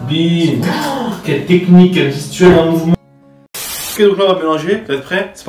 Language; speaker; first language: French; native; French